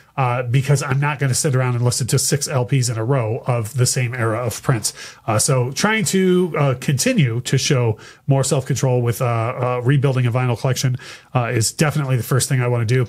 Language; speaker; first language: English; native; English